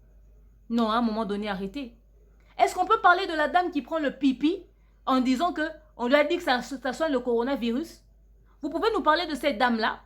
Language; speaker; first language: French; non-native, local second language; Lingala